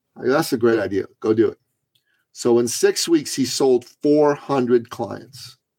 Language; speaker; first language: English; early bilingual, other home language; Persian